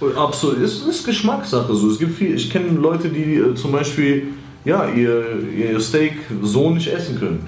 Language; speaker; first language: German; early bilingual, other home language; Greek